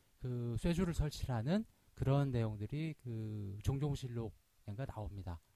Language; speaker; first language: Korean; native; Korean